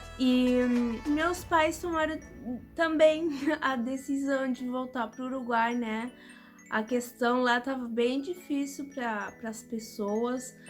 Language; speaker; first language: Portuguese; early bilingual, other home language; Spanish